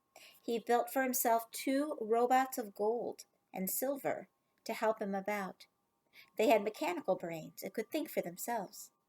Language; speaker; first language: English; native; English